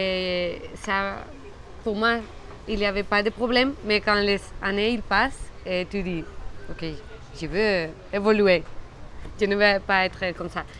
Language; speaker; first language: French; non-native, fluent; Spanish